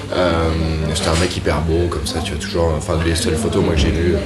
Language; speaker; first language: French; native; French